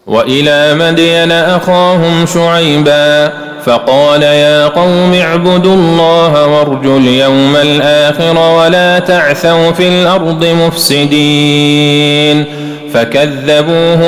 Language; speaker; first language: Arabic; native; Arabic